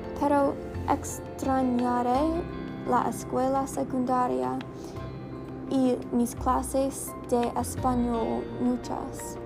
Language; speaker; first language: Spanish; non-native, learner; English